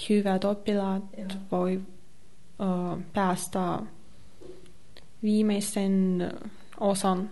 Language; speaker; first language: Finnish; non-native, learner; Russian